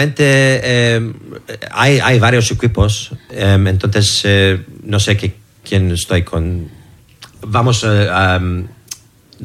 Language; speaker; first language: Spanish; non-native, learner; English